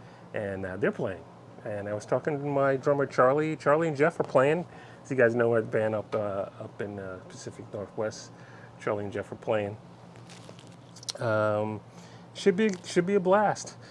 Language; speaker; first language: English; native; English